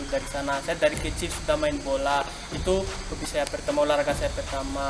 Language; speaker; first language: Indonesian; non-native, learner; Malagasy